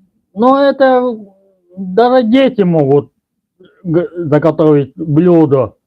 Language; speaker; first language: Russian; non-native, local second language; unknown